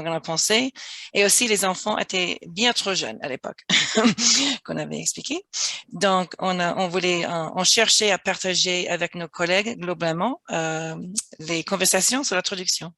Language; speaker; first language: French; non-native, fluent; English